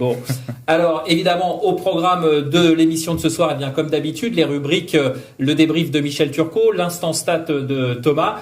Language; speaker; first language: French; native; French